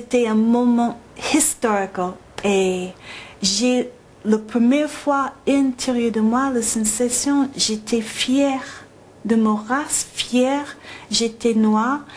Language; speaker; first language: French; non-native, learner; English